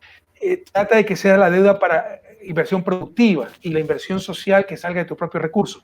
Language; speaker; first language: Spanish; native; Spanish